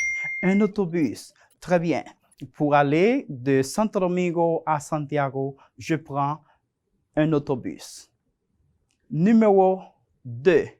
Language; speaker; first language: French; non-native, fluent; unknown